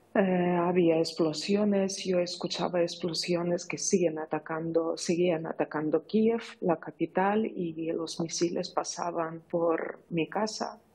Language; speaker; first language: Spanish; non-native, fluent; Ukrainian